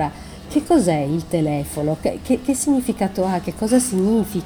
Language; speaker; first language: Italian; native; Italian